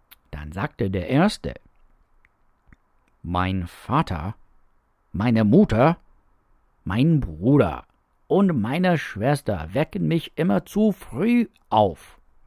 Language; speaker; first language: German; non-native, fluent; English